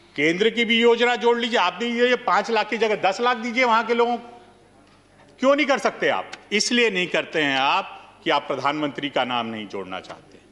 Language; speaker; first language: Hindi; native; Hindi